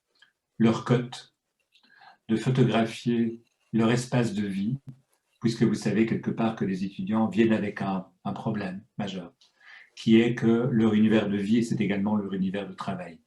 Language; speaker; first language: French; native; French